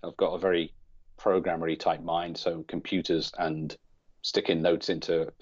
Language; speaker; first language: English; native; English